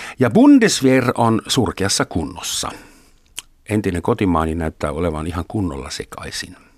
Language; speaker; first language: Finnish; non-native, fluent; German